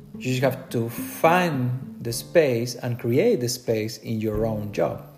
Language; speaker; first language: English; non-native, fluent; Spanish